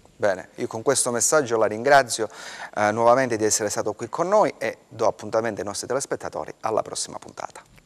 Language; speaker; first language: Italian; native; Italian